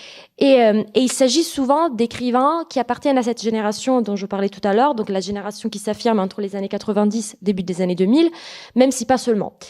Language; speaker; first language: French; non-native, fluent; Italian